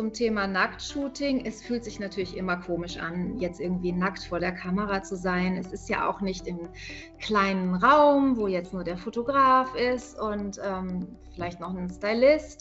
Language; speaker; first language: German; native; German